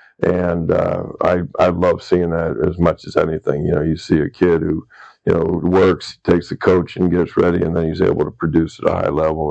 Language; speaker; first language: English; native; English